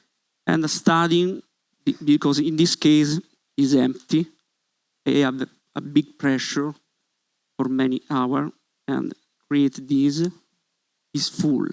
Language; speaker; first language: English; non-native, learner; Italian